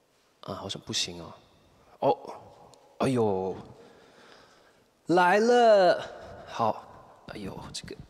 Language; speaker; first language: Chinese; non-native, fluent; English